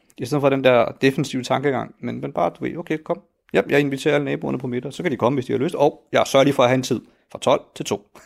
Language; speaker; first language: Danish; early bilingual, other home language; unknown